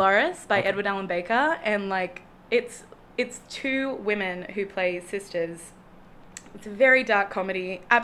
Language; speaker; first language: English; native; English